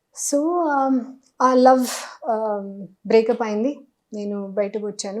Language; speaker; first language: Telugu; non-native, local second language; Hindi